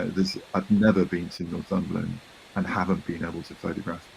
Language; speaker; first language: English; native; English